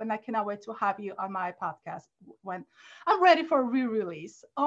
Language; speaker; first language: English; non-native, fluent; Armenian